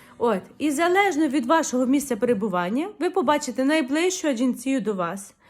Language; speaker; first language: Ukrainian; native; Ukrainian